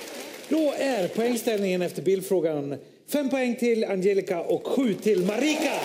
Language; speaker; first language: Swedish; native; Swedish